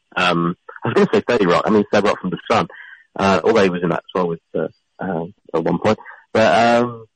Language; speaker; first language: English; native; English